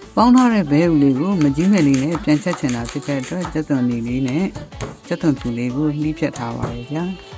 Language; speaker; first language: Burmese; native; Burmese